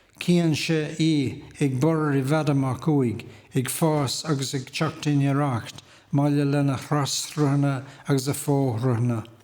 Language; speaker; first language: Irish; native; Irish